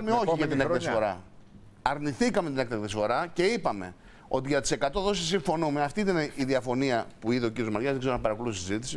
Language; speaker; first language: Greek; native; Greek